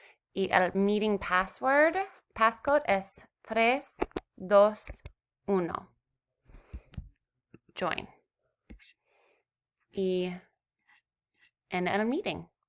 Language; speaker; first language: Spanish; non-native, learner; English